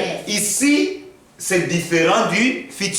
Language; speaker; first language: French; non-native, fluent; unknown